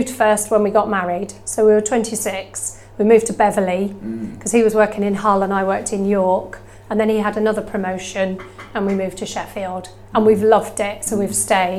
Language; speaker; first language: English; native; English